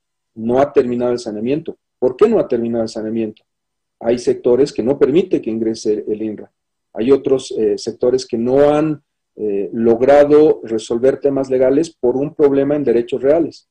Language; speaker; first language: Spanish; native; Spanish